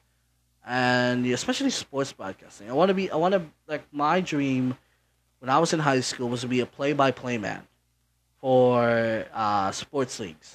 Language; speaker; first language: English; non-native, local second language; Bikol